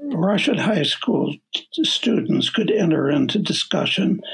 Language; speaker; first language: English; native; English